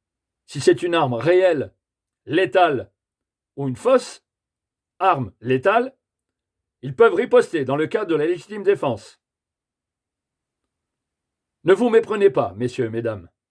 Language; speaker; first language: French; native; French